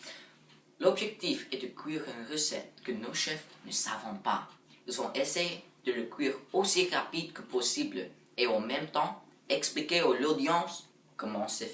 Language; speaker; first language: French; non-native, learner; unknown